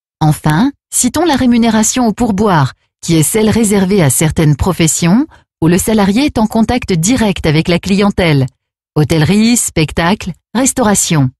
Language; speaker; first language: French; native; French